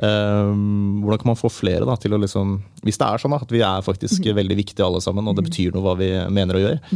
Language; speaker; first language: Norwegian; native; Norwegian